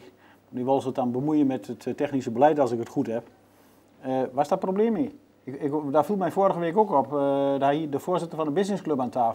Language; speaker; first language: Dutch; native; Dutch